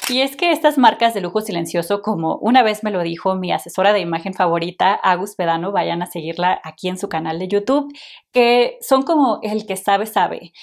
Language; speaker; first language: Spanish; native; Spanish